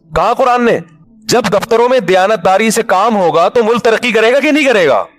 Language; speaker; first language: Urdu; native; Urdu